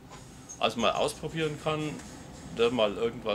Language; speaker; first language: German; native; German